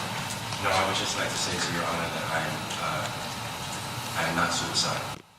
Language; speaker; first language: English; native; English